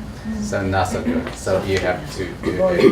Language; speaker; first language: English; non-native, learner; Chinese